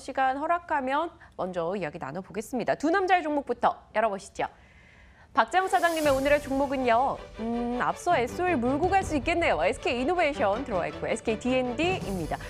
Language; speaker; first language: Korean; native; Korean